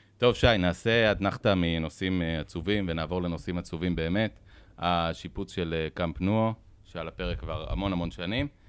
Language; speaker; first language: Hebrew; native; Hebrew